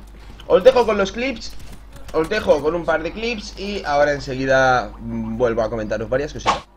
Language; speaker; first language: Spanish; native; Spanish